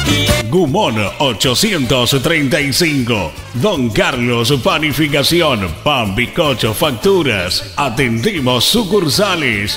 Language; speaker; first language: Spanish; native; Spanish